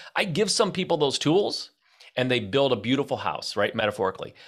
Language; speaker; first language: English; native; English